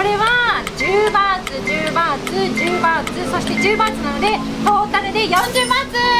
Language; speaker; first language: Japanese; native; Japanese